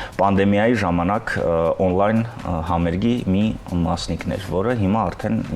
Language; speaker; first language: Armenian; early bilingual, heritage; Armenian